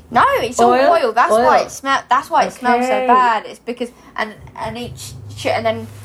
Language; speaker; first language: English; native; English